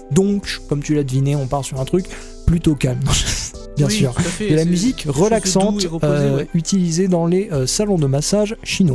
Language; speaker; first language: French; native; French